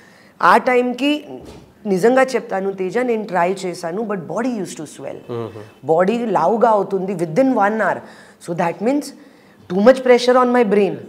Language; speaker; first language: Telugu; non-native, learner; Hindi